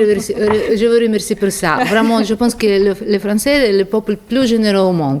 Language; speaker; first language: French; non-native, fluent; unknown